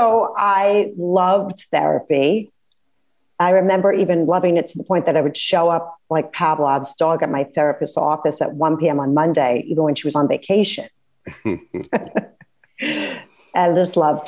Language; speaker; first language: English; native; English